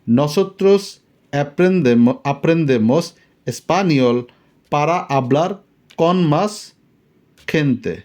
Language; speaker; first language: Spanish; non-native, learner; Bangla